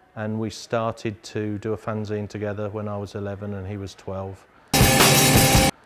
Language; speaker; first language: English; native; English